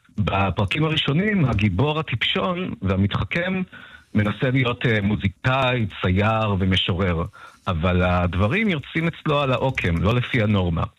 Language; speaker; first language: Hebrew; early bilingual, other home language; Russian